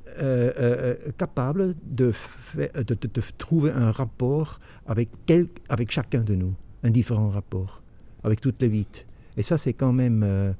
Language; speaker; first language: French; non-native, local second language; German